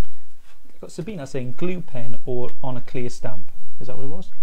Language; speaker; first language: English; native; English